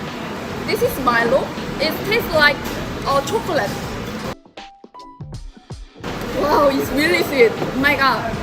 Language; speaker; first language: English; non-native, learner; Japanese